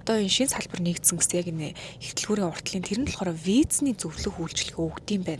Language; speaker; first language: Mongolian; native; Mongolian